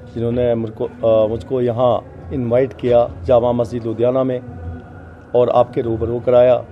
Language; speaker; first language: Hindi; non-native, local second language; Punjabi